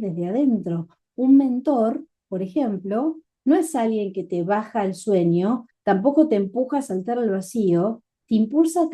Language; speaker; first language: Spanish; native; Spanish